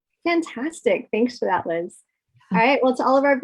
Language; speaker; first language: English; native; English